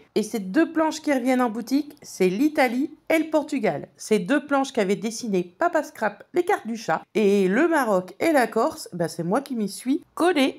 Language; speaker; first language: French; native; French